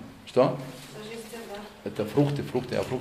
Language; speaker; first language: Russian; native; Russian